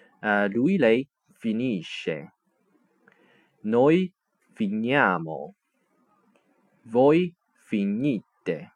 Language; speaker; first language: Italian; non-native, fluent; Chinese